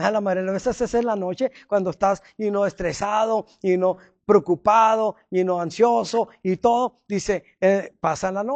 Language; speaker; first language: Spanish; early bilingual, heritage; Spanish